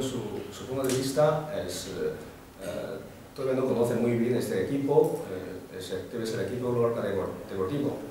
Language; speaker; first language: Spanish; non-native, fluent; Chinese